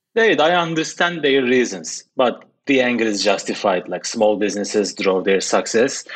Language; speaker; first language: English; non-native, fluent; Turkish